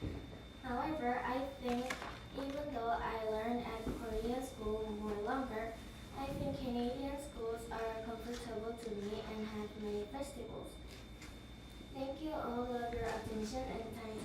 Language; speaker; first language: English; non-native, learner; Korean